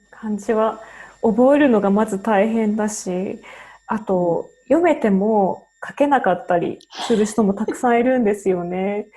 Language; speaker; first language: Japanese; native; Japanese